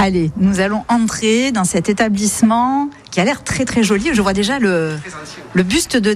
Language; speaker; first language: French; native; French